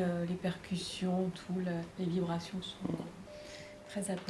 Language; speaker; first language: French; native; French